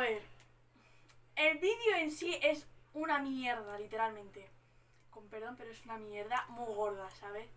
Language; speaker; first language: Spanish; native; Spanish